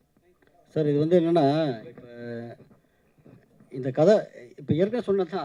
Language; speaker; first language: Tamil; native; Tamil